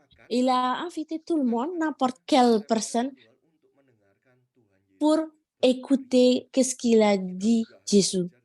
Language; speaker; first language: French; non-native, learner; Indonesian